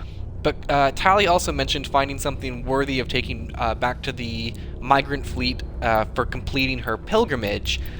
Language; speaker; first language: English; native; English